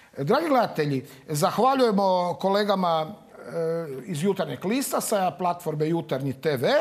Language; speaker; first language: Croatian; native; Croatian